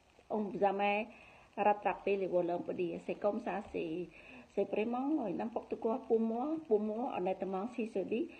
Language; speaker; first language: French; non-native, learner; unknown